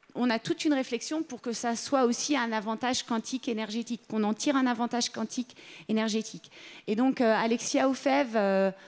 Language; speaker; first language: French; native; French